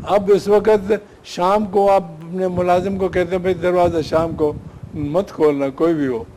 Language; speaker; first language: Urdu; non-native, local second language; Sindhi